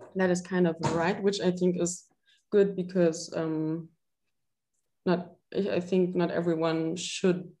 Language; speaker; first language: English; non-native, fluent; German